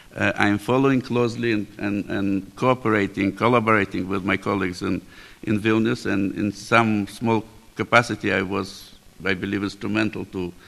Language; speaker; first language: English; native; English